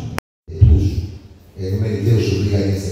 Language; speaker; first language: French; non-native, learner; Portuguese